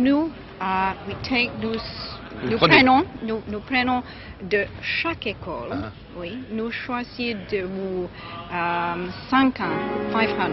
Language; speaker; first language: French; non-native, learner; English